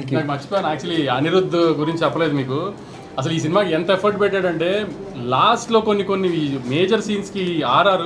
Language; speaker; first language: Telugu; native; Telugu